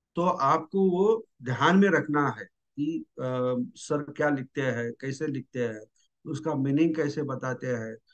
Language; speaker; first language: Hindi; non-native, local second language; Marathi